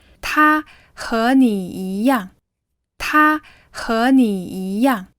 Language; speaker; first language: Chinese; non-native, fluent; Korean